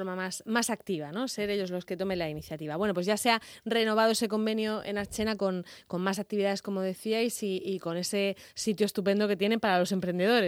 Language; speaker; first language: Spanish; native; Spanish